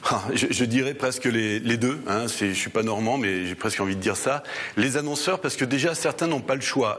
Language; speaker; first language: French; native; French